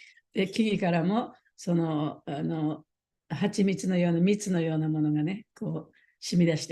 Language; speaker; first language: Japanese; native; Japanese